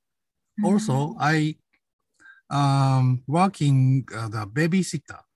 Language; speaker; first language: English; non-native, learner; Japanese